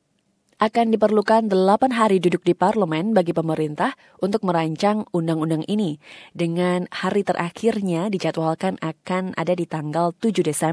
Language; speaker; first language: Indonesian; native; Indonesian